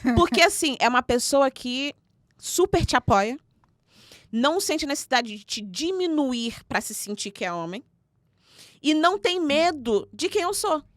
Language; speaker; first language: Portuguese; native; Portuguese